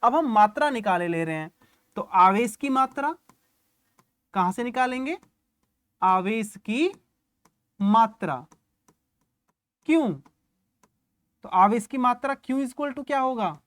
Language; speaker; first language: Hindi; native; Hindi